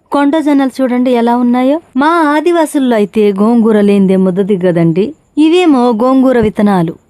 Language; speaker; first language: Telugu; non-native, local second language; Koya